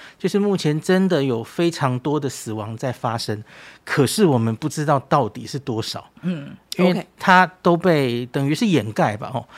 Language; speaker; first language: Chinese; native; Chinese